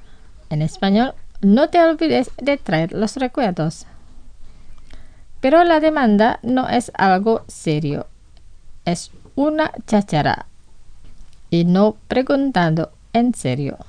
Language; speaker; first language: Spanish; non-native, fluent; Indonesian